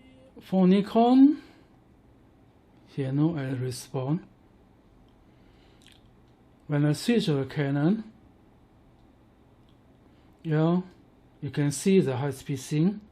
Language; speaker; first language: English; non-native, learner; Chinese